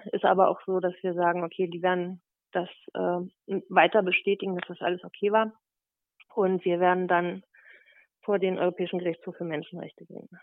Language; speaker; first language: German; native; German